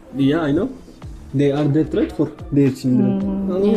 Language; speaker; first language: English; non-native, learner; Turkish